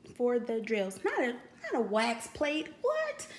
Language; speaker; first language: English; native; English